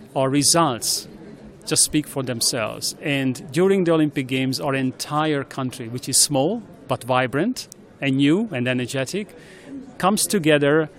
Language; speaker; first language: English; non-native, fluent; Hungarian